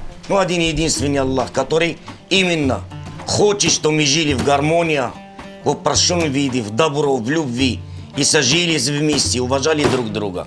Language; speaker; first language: Russian; non-native, fluent; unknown